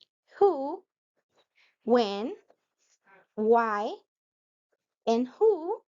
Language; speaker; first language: English; non-native, fluent; Spanish